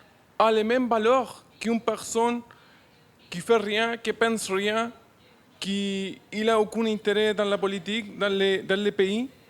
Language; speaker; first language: French; non-native, learner; Spanish